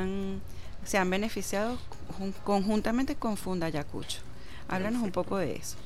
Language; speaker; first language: Spanish; native; Spanish